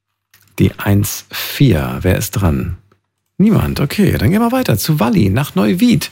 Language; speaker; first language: German; native; German